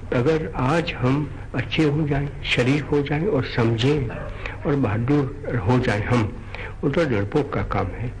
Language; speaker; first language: Hindi; non-native, local second language; Gujarati